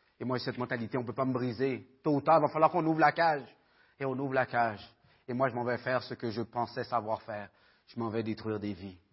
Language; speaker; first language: French; early bilingual, other home language; Haitian Creole